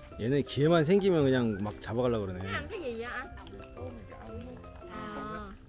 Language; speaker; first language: Korean; native; Korean